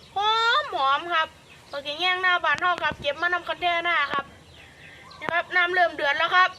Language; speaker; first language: Thai; native; Thai